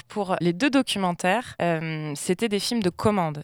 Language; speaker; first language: French; native; French